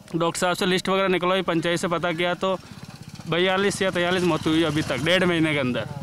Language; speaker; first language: Hindi; native; Hindi